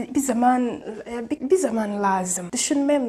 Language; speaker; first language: Turkish; non-native, learner; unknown